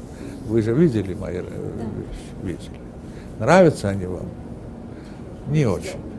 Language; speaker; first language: Russian; non-native, fluent; Armenian